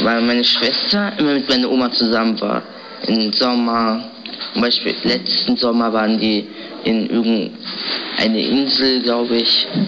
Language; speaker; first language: German; early bilingual, other home language; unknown